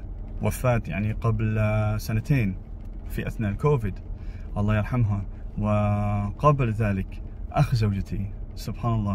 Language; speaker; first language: Arabic; non-native, learner; English